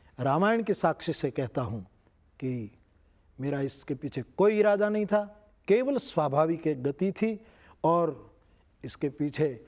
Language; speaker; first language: Hindi; non-native, local second language; Gujarati